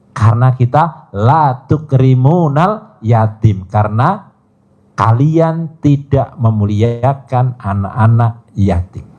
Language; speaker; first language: Indonesian; native; Indonesian